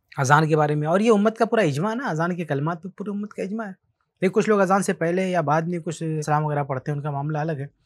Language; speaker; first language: Hindi; native; Hindi